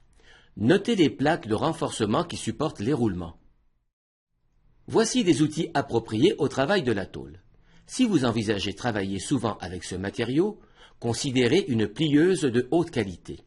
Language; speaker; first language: French; native; French